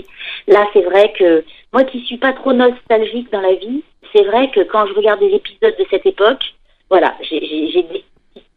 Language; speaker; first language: French; native; French